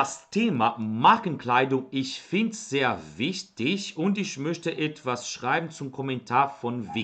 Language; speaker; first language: German; non-native, fluent; Portuguese